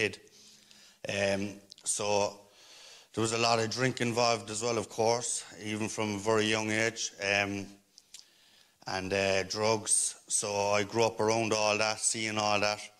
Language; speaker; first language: English; native; English